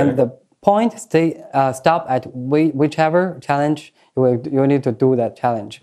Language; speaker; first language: English; non-native, fluent; Chinese